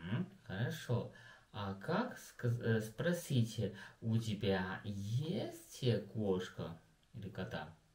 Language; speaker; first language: Russian; non-native, learner; Chinese